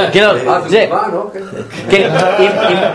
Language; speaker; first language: Hebrew; non-native, fluent; English